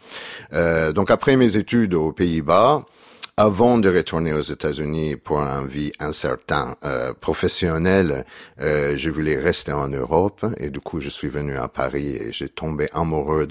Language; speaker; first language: French; non-native, fluent; English